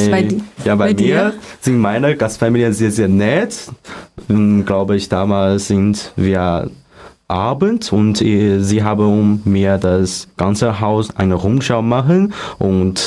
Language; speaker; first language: German; non-native, learner; Chinese